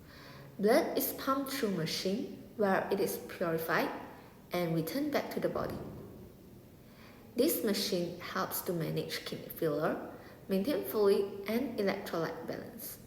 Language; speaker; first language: English; non-native, local second language; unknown